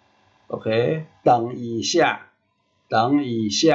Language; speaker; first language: Chinese; non-native, fluent; Khmer